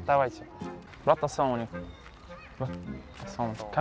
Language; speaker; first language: Russian; non-native, local second language; Kazakh